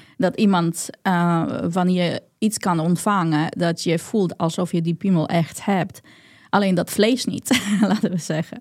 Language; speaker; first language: Dutch; non-native, fluent; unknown